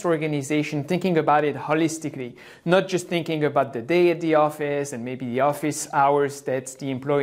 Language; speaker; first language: English; non-native, fluent; French